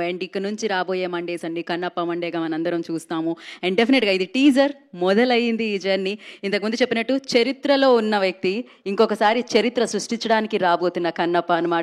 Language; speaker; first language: Telugu; native; Telugu